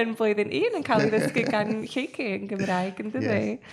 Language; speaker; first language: Welsh; native; Welsh